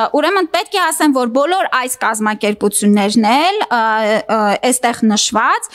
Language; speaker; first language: Armenian; native; Armenian